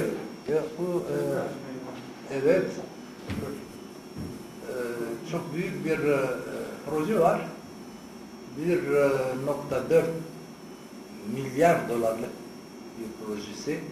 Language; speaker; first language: Turkish; non-native, fluent; Arabic